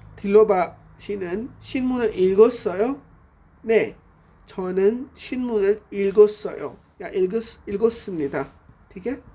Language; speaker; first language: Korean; non-native, fluent; Urdu